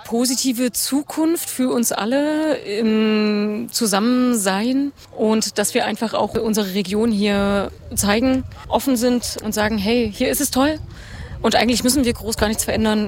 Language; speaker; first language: German; native; German